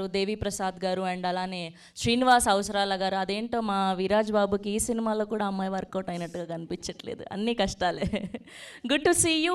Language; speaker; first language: Telugu; native; Telugu